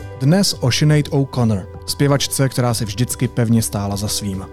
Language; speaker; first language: Czech; native; Czech